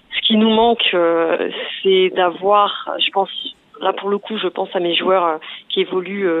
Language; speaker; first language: French; native; French